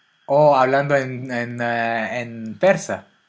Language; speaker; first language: Spanish; non-native, fluent; French